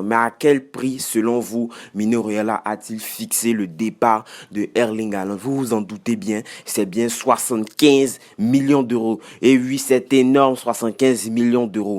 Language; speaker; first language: French; native; French